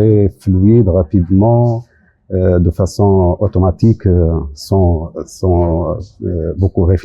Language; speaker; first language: French; non-native, local second language; Arabic